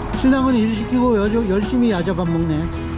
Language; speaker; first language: Korean; native; Korean